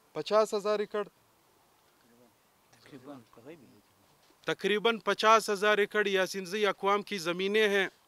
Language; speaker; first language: Urdu; non-native, local second language; Pashto